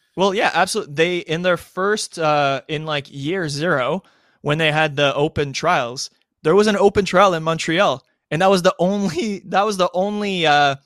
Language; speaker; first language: English; non-native, fluent; French